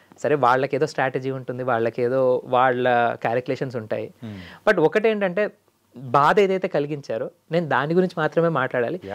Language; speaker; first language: Telugu; native; Telugu